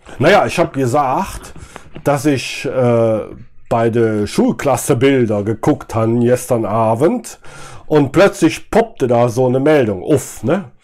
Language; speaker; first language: German; native; German